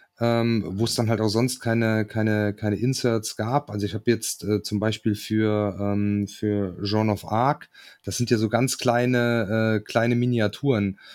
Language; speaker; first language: German; native; German